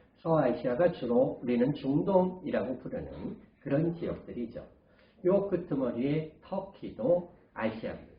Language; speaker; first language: Korean; native; Korean